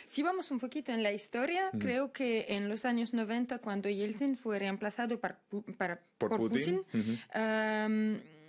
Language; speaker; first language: Spanish; non-native, fluent; Russian